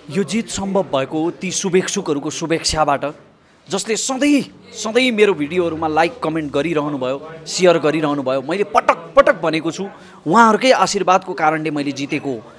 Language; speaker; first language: Nepali; native; Nepali